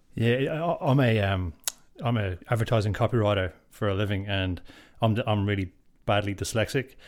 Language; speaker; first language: English; native; English